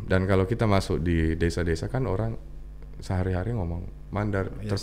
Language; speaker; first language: Indonesian; non-native, fluent; English